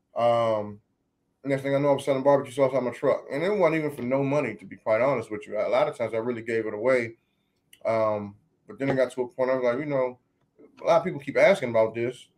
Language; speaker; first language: English; native; English